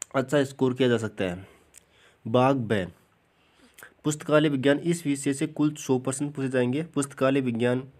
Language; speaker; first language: Hindi; native; Hindi